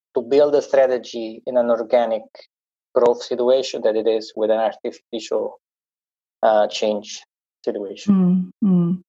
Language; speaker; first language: English; non-native, fluent; Italian